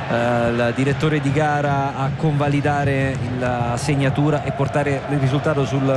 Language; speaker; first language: Italian; native; Italian